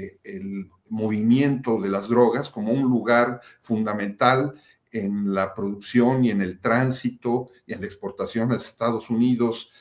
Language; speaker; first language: Spanish; native; Spanish